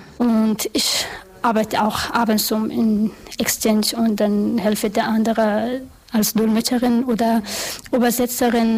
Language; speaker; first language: German; non-native, learner; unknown